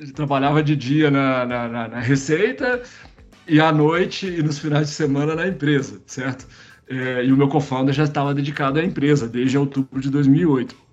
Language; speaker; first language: Portuguese; native; Portuguese